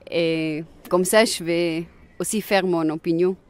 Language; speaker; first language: French; non-native, local second language; German